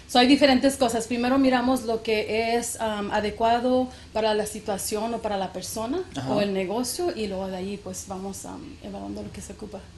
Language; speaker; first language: Spanish; early bilingual, heritage; Spanish